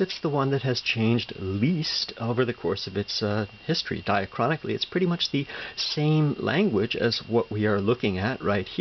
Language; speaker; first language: English; native; English